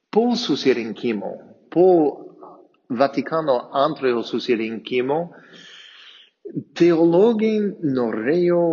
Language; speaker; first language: Lithuanian; non-native, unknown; English